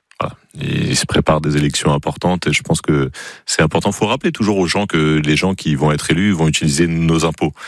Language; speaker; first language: French; native; French